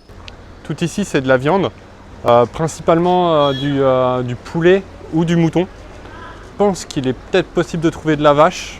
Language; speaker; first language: French; native; French